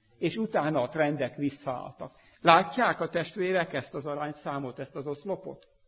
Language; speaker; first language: Hungarian; native; Hungarian